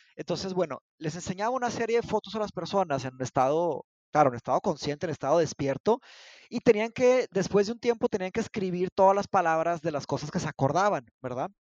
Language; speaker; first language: Spanish; early bilingual, other home language; Portuguese